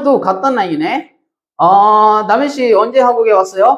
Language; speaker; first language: Korean; non-native, fluent; Sinhala